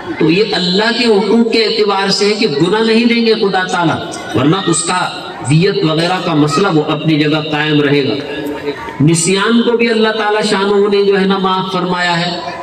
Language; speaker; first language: Urdu; native; Urdu